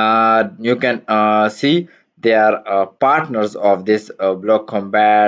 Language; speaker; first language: English; non-native, learner; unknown